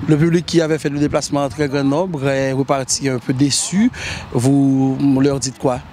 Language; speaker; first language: French; non-native, local second language; Haitian Creole